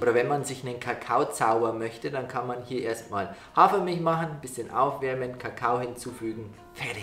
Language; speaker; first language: German; native; German